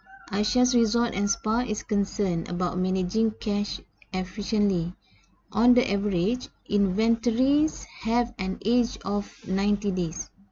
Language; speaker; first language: English; non-native, local second language; Malay